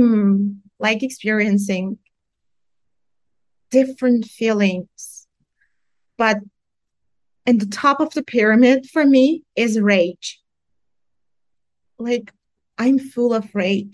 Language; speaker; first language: English; non-native, fluent; Persian